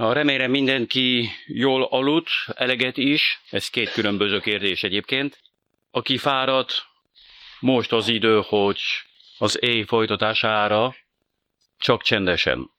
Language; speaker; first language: Hungarian; non-native, fluent; French